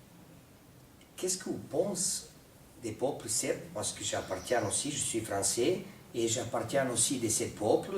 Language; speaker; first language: French; non-native, learner; Serbian